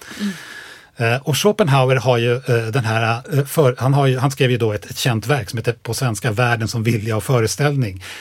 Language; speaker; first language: Swedish; native; Swedish